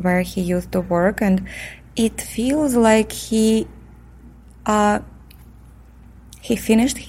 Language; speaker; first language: English; non-native, fluent; Russian